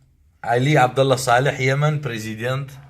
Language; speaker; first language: Russian; non-native, learner; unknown